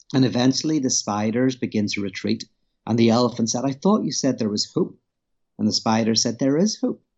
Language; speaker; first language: English; native; English